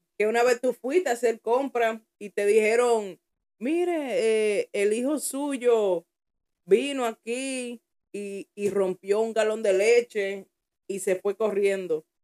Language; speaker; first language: Spanish; early bilingual, heritage; Spanish